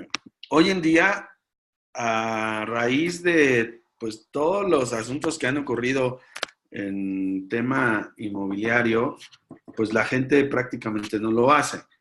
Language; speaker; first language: Spanish; native; Spanish